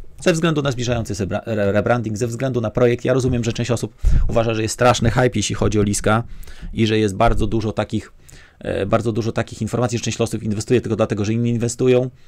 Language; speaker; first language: Polish; native; Polish